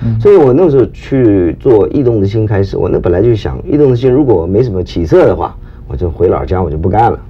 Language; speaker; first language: Chinese; early bilingual, heritage; Chinese